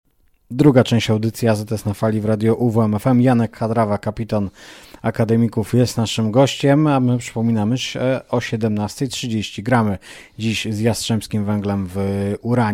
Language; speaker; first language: Polish; native; Polish